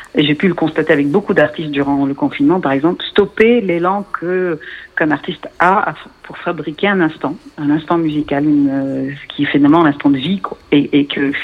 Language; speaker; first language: French; non-native, local second language; Arabic